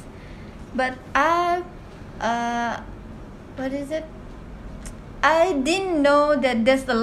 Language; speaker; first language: English; non-native, local second language; Malay